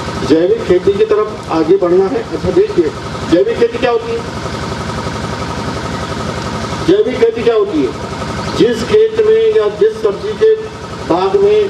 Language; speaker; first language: Hindi; native; Hindi